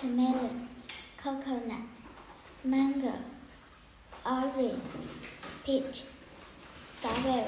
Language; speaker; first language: English; non-native, learner; Vietnamese